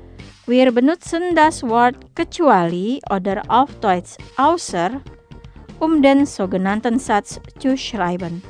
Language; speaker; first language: German; non-native, fluent; Indonesian